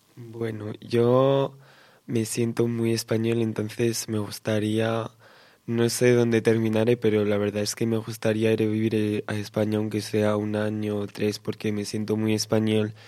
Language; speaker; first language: Spanish; early bilingual, heritage; Spanish